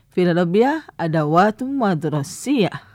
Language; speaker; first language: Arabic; non-native, fluent; Indonesian